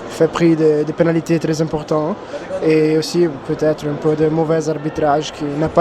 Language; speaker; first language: French; non-native, learner; Italian